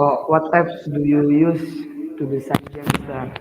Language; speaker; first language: English; non-native, learner; Indonesian